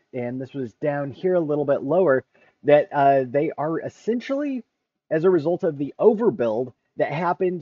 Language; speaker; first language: English; native; English